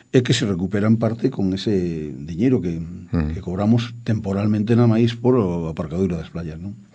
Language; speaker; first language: Galician; native; Galician